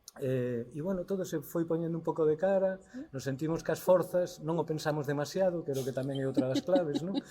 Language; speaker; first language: Galician; non-native, local second language; Spanish